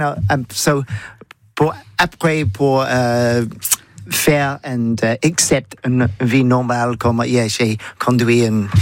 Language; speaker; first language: French; non-native, learner; English